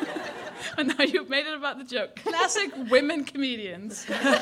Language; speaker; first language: English; non-native, fluent; Danish